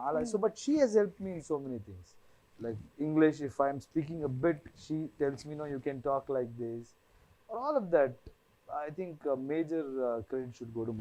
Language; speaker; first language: Telugu; non-native, learner; Kannada